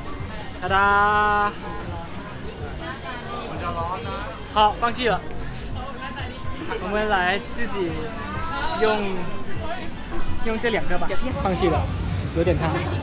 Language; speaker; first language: Chinese; non-native, learner; Thai